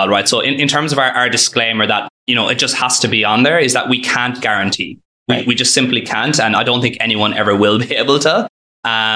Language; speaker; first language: English; native; English